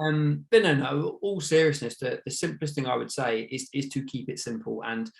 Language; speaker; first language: English; native; English